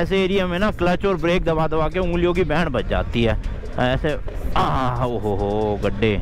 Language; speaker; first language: Hindi; native; Hindi